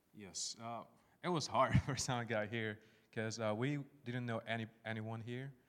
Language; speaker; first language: English; non-native, fluent; Burmese